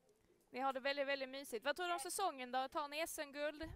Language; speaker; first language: Swedish; native; Swedish